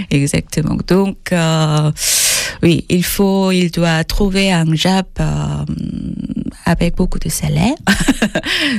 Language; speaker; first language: French; non-native, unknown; Korean